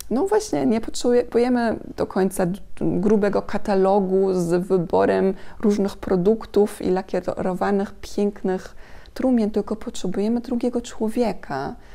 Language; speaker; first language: Polish; non-native, fluent; German